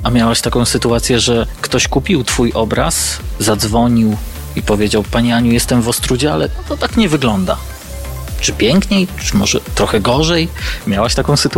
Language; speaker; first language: Polish; native; Polish